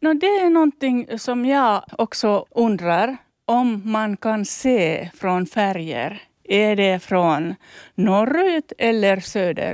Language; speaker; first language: Swedish; non-native, local second language; Finnish